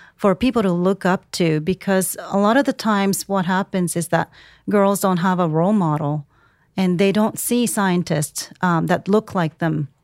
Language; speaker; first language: English; non-native, fluent; Japanese